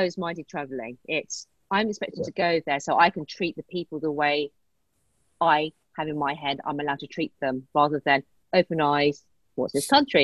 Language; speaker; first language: English; native; English